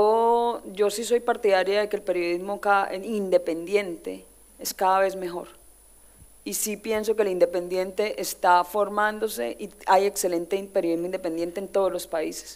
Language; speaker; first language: Spanish; native; Spanish